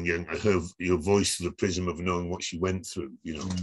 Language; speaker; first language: English; native; English